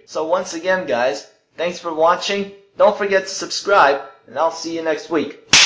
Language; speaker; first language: English; early bilingual, other home language; Russian